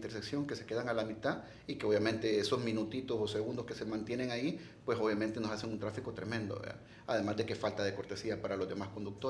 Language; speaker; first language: Spanish; native; Spanish